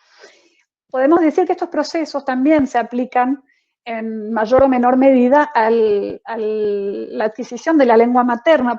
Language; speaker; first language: Spanish; native; Spanish